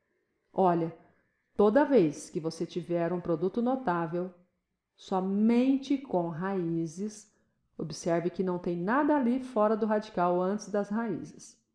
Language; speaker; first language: Portuguese; native; Portuguese